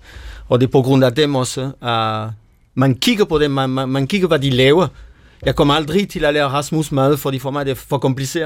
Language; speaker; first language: Danish; non-native, fluent; French